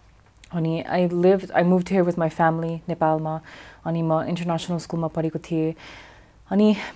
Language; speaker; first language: Nepali; early bilingual, heritage; English